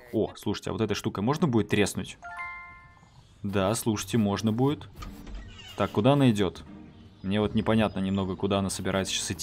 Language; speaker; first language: Russian; native; Russian